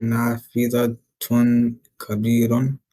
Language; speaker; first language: Arabic; non-native, learner; English